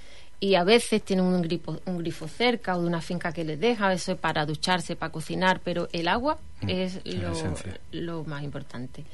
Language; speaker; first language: Spanish; native; Spanish